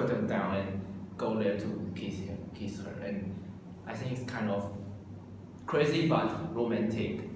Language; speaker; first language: English; non-native, learner; Chinese